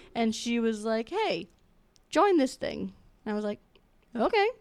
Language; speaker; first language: English; native; English